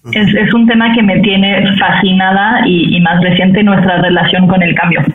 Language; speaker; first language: Spanish; non-native, fluent; French